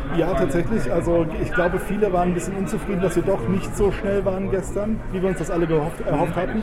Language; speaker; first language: German; native; German